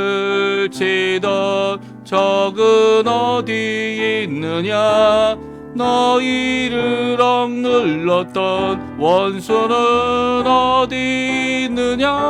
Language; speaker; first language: Korean; native; Korean